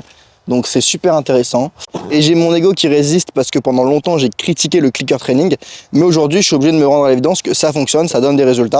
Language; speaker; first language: French; native; French